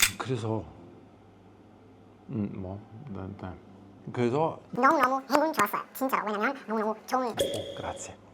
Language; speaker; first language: Korean; non-native, learner; Italian